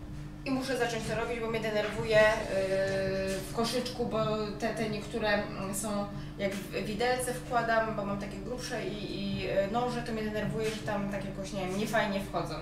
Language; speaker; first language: Polish; native; Polish